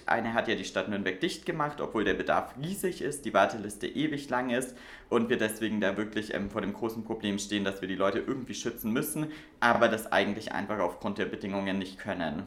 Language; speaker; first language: German; native; German